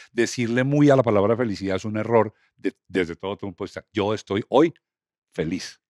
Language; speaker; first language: Spanish; native; Spanish